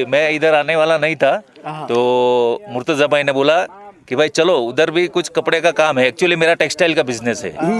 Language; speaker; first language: Hindi; non-native, local second language; Gujarati